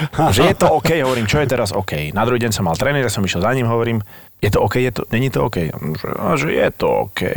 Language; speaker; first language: Slovak; native; Slovak